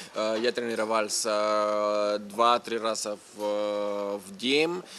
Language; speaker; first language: Russian; non-native, fluent; Spanish